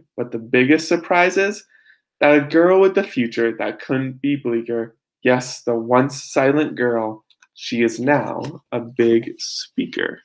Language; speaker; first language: English; native; English